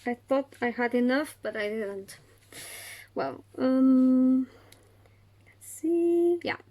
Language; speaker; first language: English; non-native, fluent; Catalan